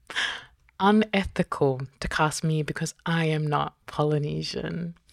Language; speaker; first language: English; native; English